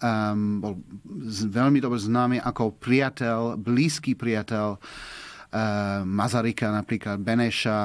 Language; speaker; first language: Slovak; non-native, fluent; English